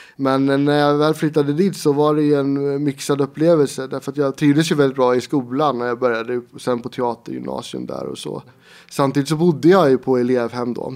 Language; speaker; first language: Swedish; native; Swedish